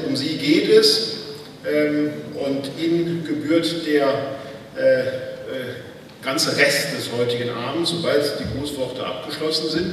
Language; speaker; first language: German; native; German